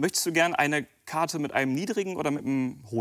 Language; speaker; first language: German; native; German